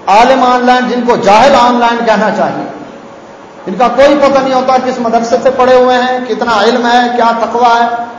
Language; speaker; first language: Urdu; non-native, local second language; Saraiki